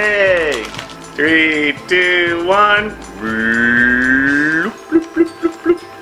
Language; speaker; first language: Japanese; early bilingual, heritage; English